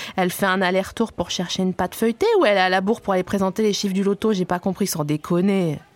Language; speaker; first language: French; native; French